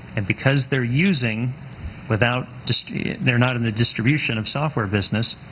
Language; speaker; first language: English; native; English